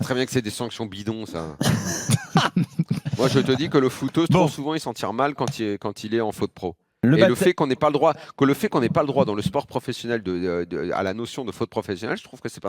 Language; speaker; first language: French; native; French